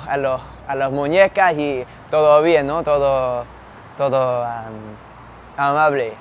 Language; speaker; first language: Spanish; non-native, fluent; English